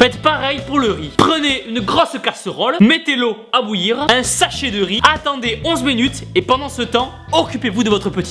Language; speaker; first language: French; native; French